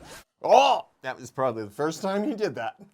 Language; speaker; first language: English; native; English